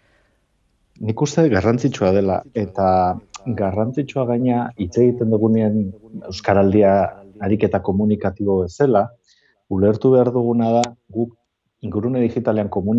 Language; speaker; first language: Basque; native; Basque